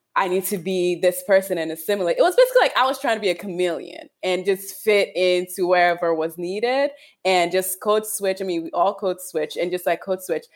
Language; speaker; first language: English; non-native, local second language; Yoruba